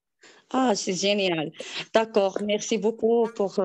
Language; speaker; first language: French; non-native, learner; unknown